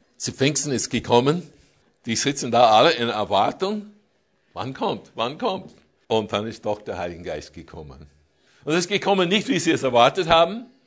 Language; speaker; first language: German; non-native, fluent; English